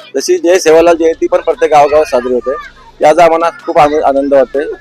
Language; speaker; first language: Marathi; non-native, local second language; Lambadi